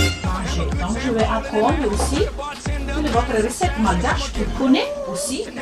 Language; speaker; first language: French; non-native, fluent; Italian